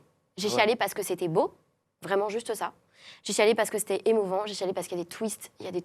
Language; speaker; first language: French; native; French